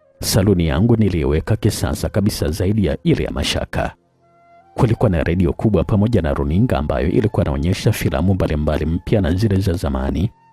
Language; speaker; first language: Swahili; native; Swahili